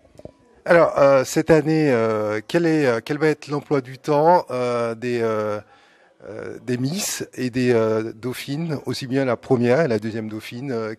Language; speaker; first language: French; native; French